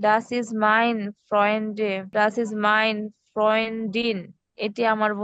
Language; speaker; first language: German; non-native, learner; Bangla